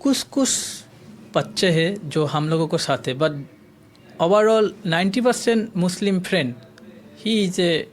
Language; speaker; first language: Hindi; non-native, learner; Bangla